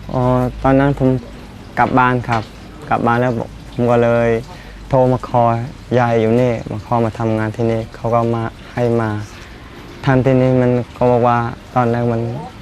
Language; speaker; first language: Thai; non-native, fluent; Khmer